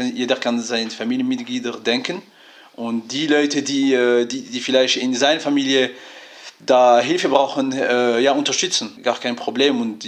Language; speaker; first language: German; non-native, fluent; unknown